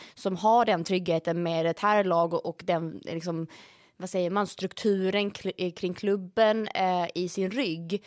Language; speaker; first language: Swedish; native; Swedish